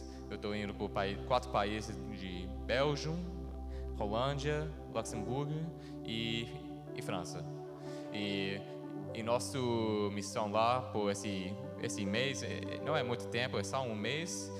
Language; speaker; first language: Portuguese; early bilingual, heritage; Portuguese